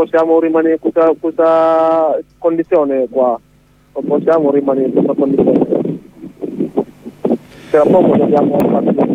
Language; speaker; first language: Italian; non-native, learner; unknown